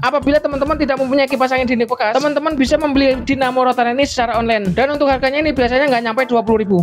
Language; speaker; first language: Indonesian; native; Indonesian